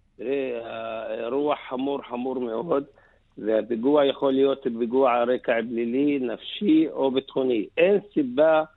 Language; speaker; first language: Hebrew; non-native, local second language; Arabic